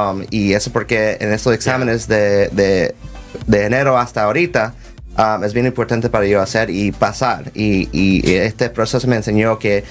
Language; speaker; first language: Spanish; early bilingual, heritage; Spanish